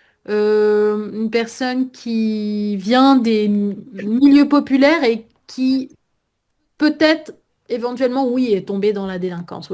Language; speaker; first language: French; native; French